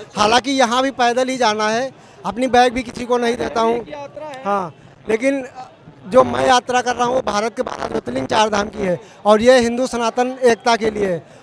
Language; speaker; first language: Hindi; native; Hindi